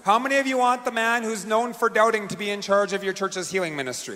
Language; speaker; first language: English; native; English